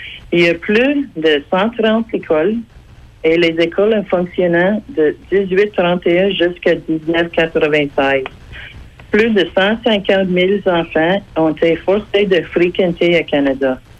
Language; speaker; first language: French; non-native, fluent; English